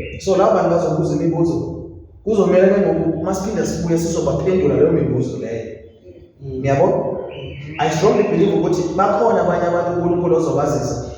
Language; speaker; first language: Zulu; non-native, local second language; Xhosa